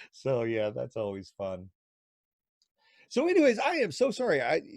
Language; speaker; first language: English; native; English